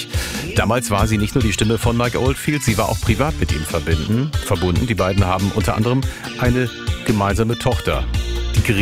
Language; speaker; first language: German; native; German